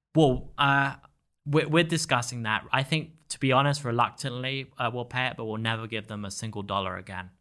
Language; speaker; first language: English; native; English